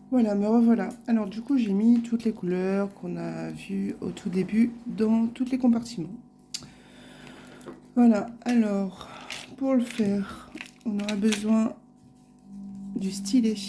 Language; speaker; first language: French; native; French